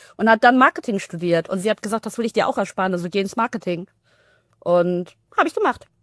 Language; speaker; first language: German; early bilingual, other home language; Tamil